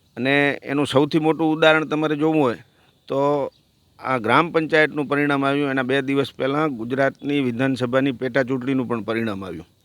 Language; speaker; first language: Gujarati; native; Gujarati